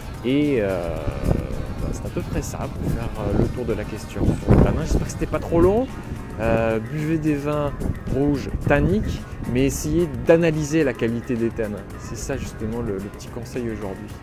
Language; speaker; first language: French; native; French